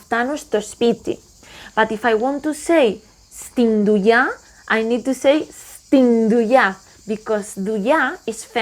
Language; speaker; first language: Greek; non-native, learner; English